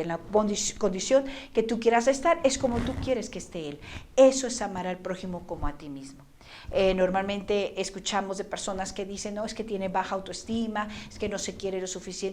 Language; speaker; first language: Spanish; native; Spanish